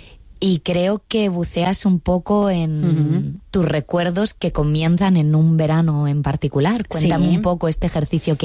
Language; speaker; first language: Spanish; native; Spanish